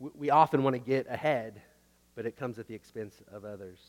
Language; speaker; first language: English; native; English